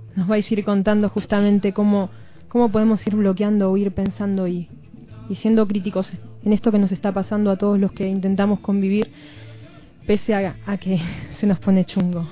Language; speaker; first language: Spanish; native; Spanish